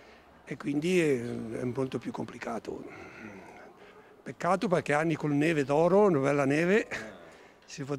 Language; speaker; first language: Italian; native; Italian